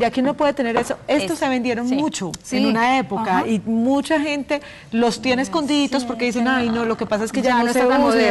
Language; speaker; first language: Spanish; native; Spanish